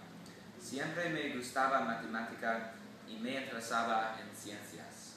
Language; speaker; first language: Spanish; non-native, learner; English